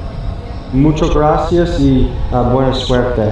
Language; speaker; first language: Spanish; non-native, learner; English